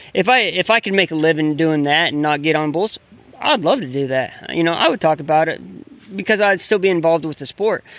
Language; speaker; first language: English; native; English